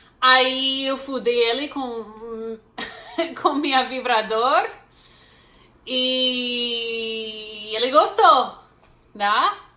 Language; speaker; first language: Portuguese; non-native, fluent; English